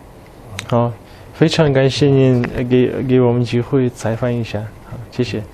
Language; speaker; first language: Chinese; non-native, fluent; Kyrgyz